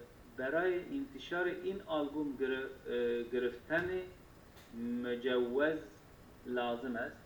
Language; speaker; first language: Persian; non-native, learner; Turkish